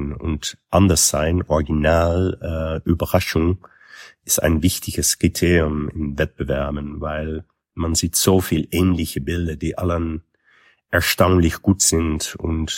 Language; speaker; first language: German; non-native, fluent; Dutch